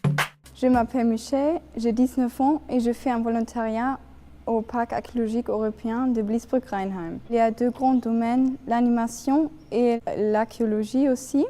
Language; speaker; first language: French; non-native, fluent; German